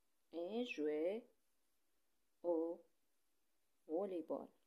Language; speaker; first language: French; non-native, fluent; Persian